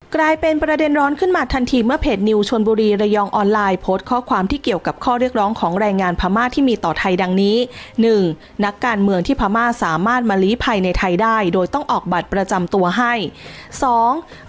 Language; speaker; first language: Thai; native; Thai